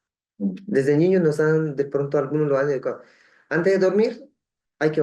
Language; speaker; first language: Spanish; non-native, local second language; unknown